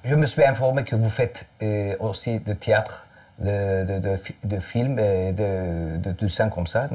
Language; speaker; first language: French; non-native, fluent; Turkish